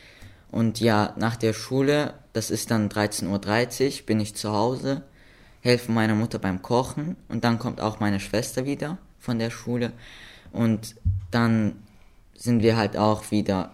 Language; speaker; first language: German; early bilingual, other home language; Russian